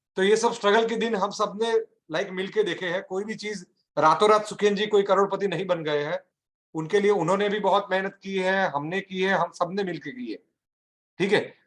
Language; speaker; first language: Hindi; native; Hindi